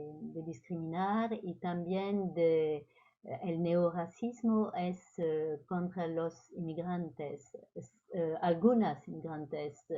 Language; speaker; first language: Spanish; non-native, learner; French